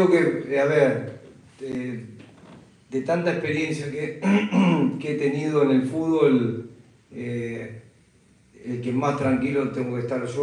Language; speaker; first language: Spanish; native; Spanish